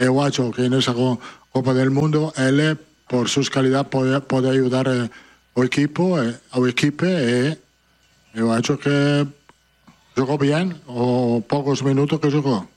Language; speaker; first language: Portuguese; non-native, fluent; Italian